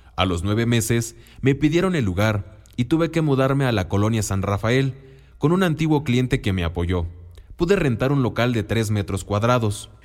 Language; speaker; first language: Spanish; non-native, local second language; Mixtepec Mixtec